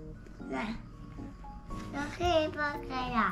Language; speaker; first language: Korean; early bilingual, heritage; Korean